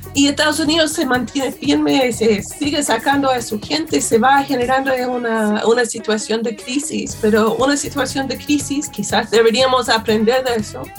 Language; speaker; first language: Spanish; non-native, fluent; English